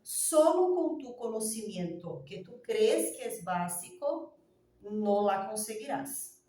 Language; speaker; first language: Spanish; non-native, fluent; Portuguese